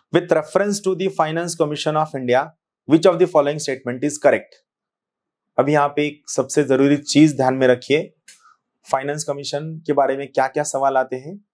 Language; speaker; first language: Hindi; non-native, local second language; Marathi